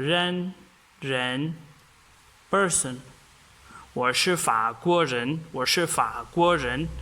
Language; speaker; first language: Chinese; non-native, fluent; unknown